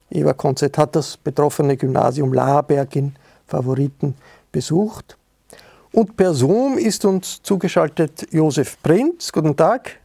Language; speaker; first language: German; native; German